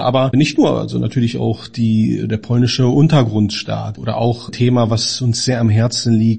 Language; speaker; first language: German; native; German